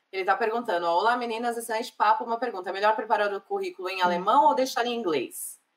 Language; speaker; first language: Portuguese; native; Portuguese